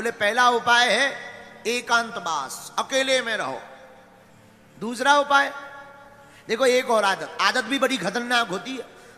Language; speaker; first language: Hindi; native; Hindi